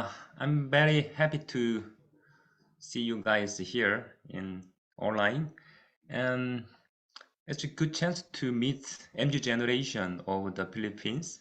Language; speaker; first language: English; non-native, fluent; Korean